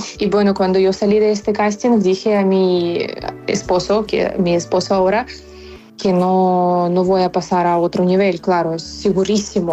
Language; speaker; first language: Spanish; non-native, fluent; Ukrainian